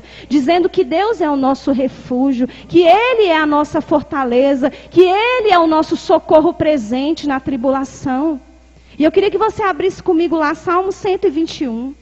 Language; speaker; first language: Portuguese; native; Portuguese